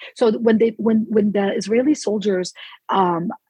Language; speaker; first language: English; non-native, fluent; Arabic